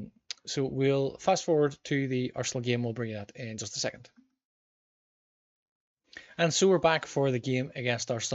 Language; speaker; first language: English; native; English